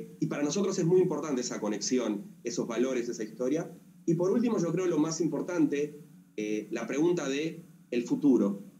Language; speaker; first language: Spanish; native; Spanish